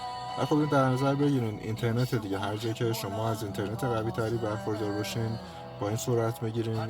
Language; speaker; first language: Persian; native; Persian